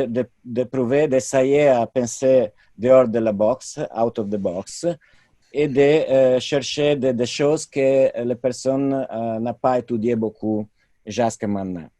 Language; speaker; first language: French; non-native, fluent; Italian